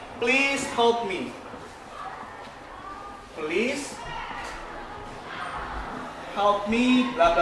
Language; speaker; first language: English; non-native, fluent; Indonesian